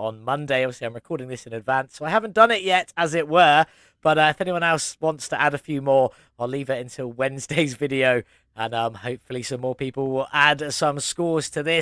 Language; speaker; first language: English; native; English